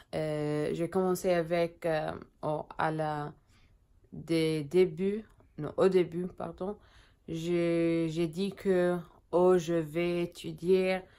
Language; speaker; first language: French; non-native, learner; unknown